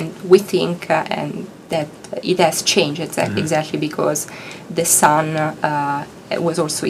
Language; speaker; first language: English; non-native, fluent; Italian